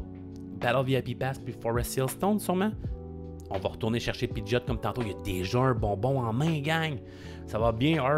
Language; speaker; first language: French; native; French